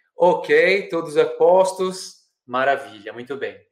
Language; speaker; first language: Portuguese; non-native, fluent; Italian